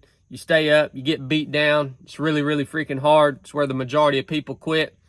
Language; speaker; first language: English; native; English